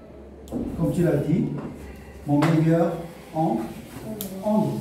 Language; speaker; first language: French; non-native, local second language; Arabic